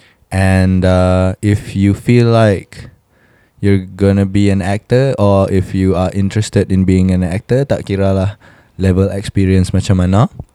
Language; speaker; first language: English; non-native, local second language; Malay